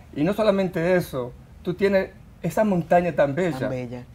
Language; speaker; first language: Spanish; early bilingual, heritage; Spanish